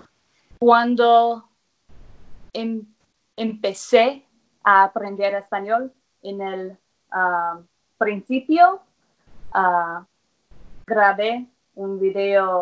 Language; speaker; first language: Spanish; non-native, fluent; English